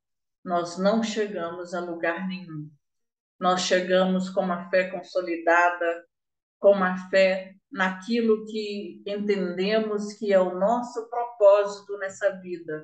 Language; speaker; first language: Portuguese; native; Portuguese